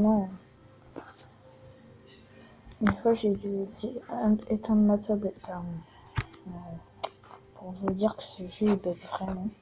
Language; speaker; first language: French; native; French